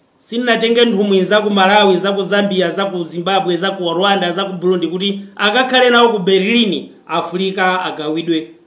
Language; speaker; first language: Nyanja; non-native, fluent; Kinyarwanda